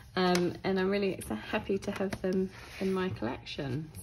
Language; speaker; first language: English; native; English